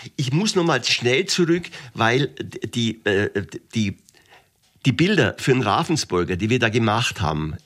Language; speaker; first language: German; native; German